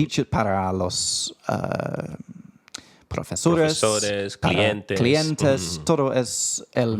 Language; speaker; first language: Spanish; non-native, fluent; English